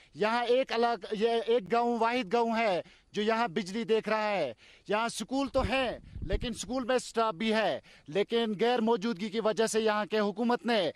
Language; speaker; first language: Hindi; non-native, local second language; Kashmiri